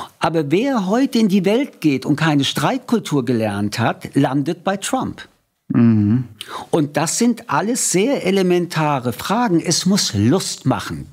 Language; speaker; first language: German; early bilingual, other home language; French